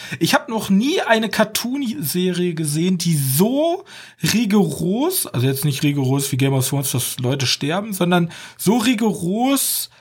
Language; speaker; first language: German; native; German